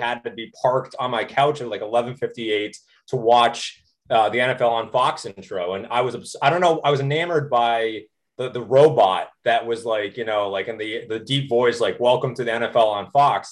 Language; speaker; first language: English; native; English